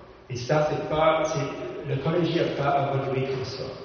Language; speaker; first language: French; non-native, fluent; English